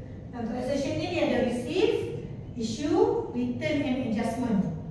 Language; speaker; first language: English; non-native, local second language; Malay